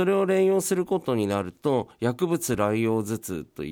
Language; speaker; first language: Japanese; native; Japanese